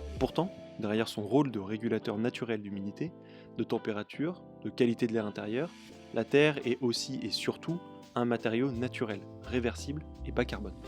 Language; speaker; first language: French; native; French